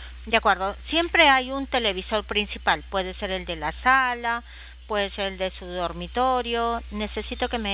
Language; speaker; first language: Spanish; native; Spanish